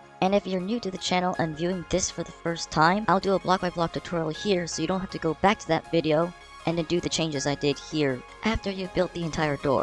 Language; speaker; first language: English; native; English